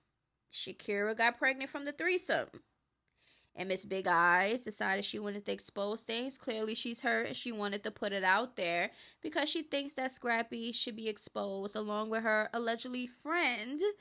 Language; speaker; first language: English; native; English